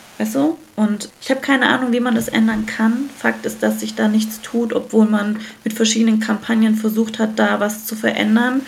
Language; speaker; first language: German; early bilingual, other home language; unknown